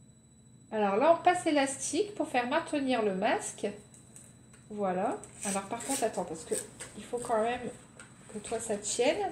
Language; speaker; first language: French; native; French